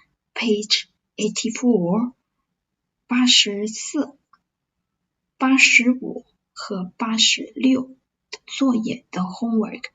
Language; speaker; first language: Chinese; non-native, fluent; English